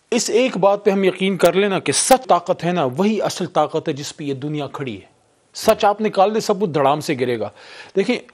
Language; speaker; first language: Urdu; native; Urdu